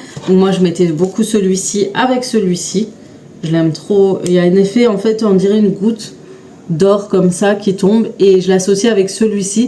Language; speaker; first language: French; native; French